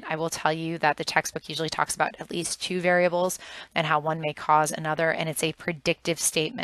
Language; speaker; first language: English; native; English